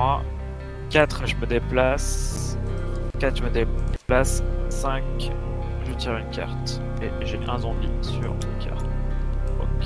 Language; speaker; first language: French; native; French